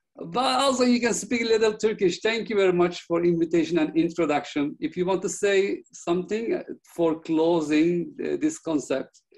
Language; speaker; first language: English; non-native, learner; Turkish